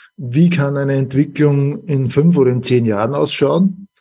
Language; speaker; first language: German; native; German